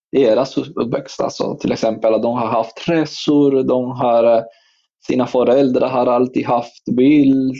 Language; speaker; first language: Swedish; non-native, fluent; Spanish